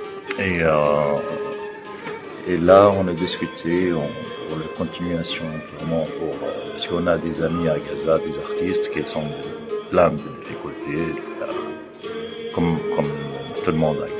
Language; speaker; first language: French; non-native, fluent; Arabic